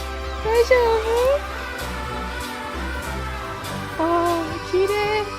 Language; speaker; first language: Japanese; non-native, learner; English